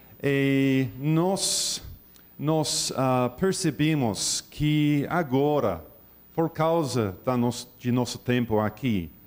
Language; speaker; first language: Portuguese; non-native, learner; English